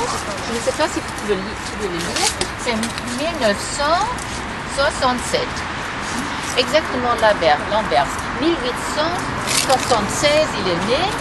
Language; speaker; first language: French; non-native, fluent; German